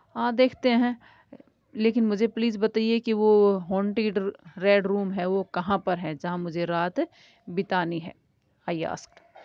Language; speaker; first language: Hindi; native; Hindi